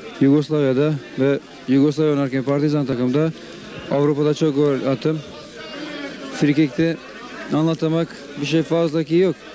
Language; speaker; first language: Turkish; non-native, learner; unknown